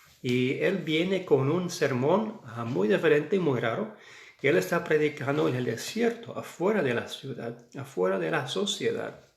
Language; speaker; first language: Spanish; non-native, fluent; English